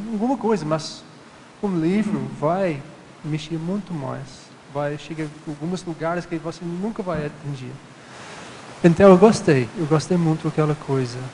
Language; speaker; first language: Portuguese; non-native, fluent; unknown